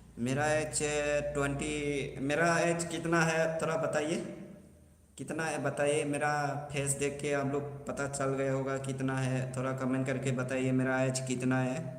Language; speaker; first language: Hindi; non-native, local second language; Bodo